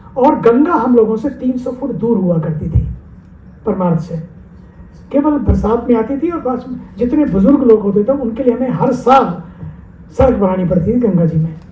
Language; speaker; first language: Hindi; native; Hindi